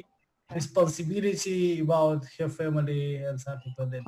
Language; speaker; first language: English; non-native, learner; Russian